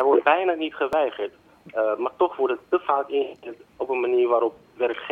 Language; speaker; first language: Dutch; native; Dutch